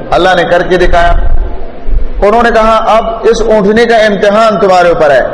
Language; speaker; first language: Urdu; non-native, local second language; Pashto